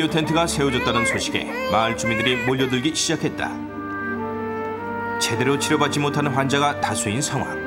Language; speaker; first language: Korean; native; Korean